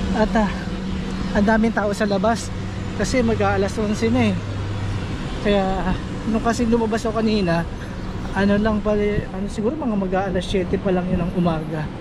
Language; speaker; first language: Filipino; native; Filipino